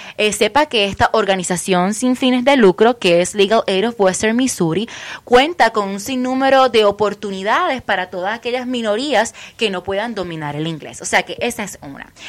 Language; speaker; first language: Spanish; native; Spanish